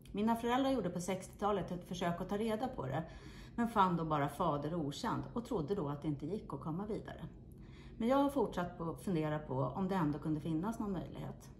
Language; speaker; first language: Swedish; native; Swedish